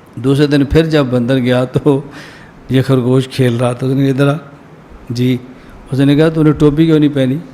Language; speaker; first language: Urdu; non-native, local second language; Punjabi